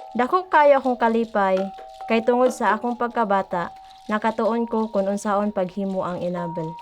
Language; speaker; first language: Cebuano; non-native, local second language; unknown